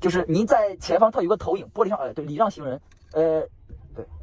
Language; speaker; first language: Chinese; native; Chinese